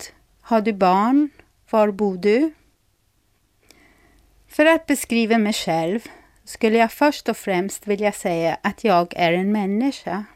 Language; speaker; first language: Swedish; non-native, fluent; English